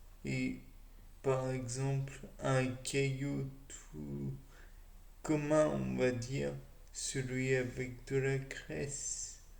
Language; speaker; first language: French; native; French